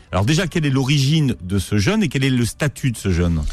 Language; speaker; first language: French; native; French